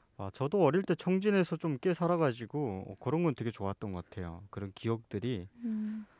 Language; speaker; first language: Korean; native; Korean